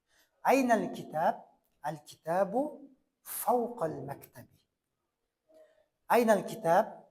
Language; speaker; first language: Arabic; non-native, fluent; Kyrgyz